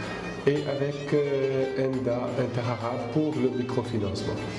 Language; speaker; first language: French; non-native, local second language; Arabic